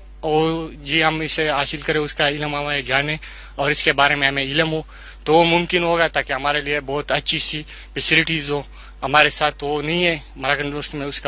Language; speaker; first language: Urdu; non-native, local second language; Pashto